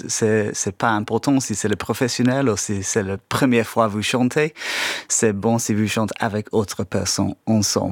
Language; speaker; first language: French; non-native, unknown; English